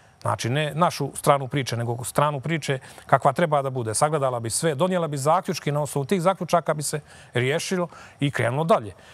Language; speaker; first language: Croatian; native; Croatian